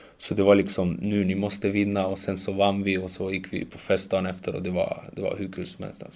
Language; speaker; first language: Swedish; early bilingual, other home language; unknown